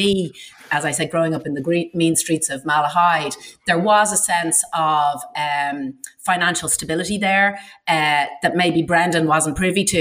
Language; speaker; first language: English; native; English